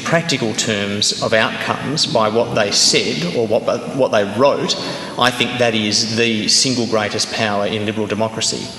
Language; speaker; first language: English; native; English